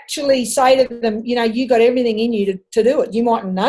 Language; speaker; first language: English; native; English